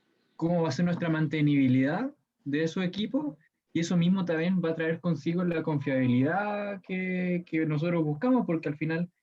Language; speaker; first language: Spanish; native; Spanish